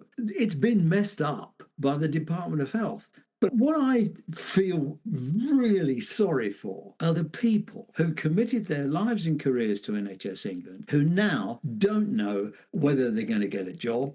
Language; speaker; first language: English; native; English